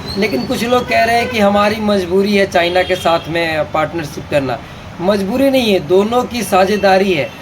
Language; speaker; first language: Hindi; native; Hindi